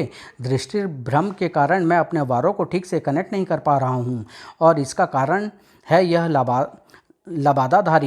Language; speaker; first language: Hindi; native; Hindi